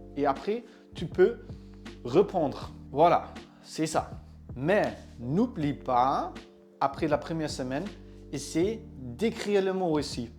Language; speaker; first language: French; non-native, fluent; German